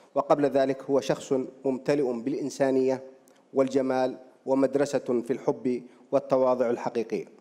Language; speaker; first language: Arabic; native; Arabic